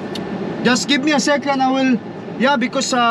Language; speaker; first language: English; non-native, local second language; Filipino